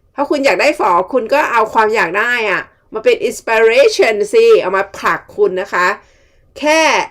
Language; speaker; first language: Thai; native; Thai